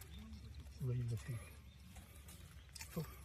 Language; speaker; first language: Japanese; native; Japanese